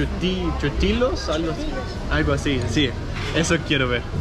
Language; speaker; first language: Spanish; non-native, learner; Danish